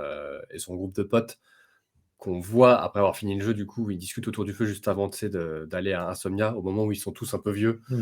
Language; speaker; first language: French; native; French